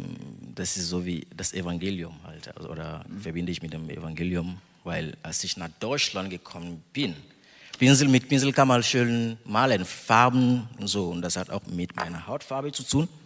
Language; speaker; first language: German; non-native, fluent; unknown